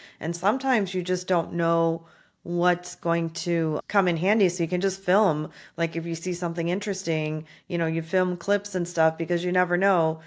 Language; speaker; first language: English; native; English